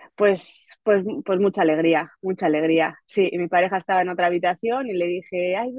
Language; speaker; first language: Spanish; native; Spanish